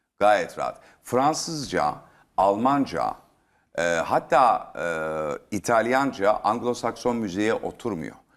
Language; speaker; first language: Turkish; native; Turkish